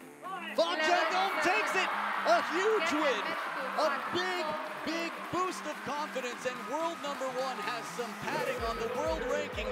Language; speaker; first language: English; native; English